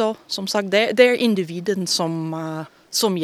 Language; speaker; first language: Swedish; non-native, fluent; English